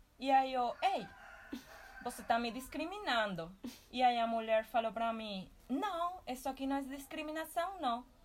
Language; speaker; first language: Portuguese; non-native, fluent; Spanish